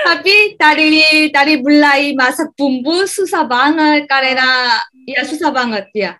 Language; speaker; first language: Indonesian; non-native, learner; Korean